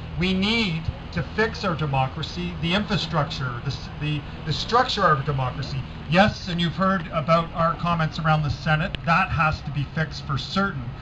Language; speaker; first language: English; native; English